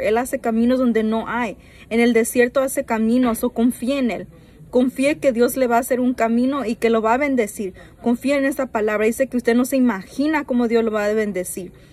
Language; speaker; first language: Spanish; early bilingual, heritage; Spanish